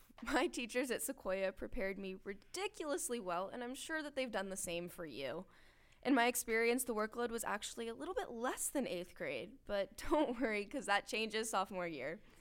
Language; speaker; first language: English; native; English